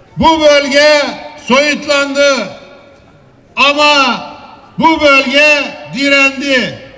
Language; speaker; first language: Turkish; native; Turkish